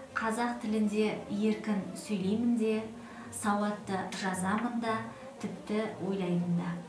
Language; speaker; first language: Kazakh; non-native, local second language; Russian